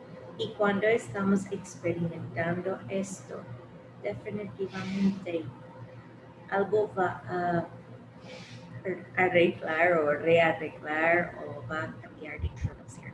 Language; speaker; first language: Spanish; early bilingual, heritage; English